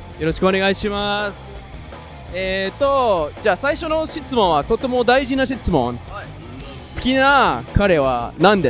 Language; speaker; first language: Japanese; non-native, fluent; English